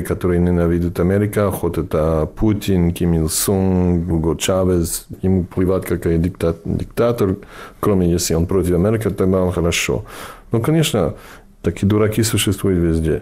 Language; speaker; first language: Russian; non-native, fluent; English